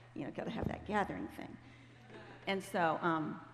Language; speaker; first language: English; native; English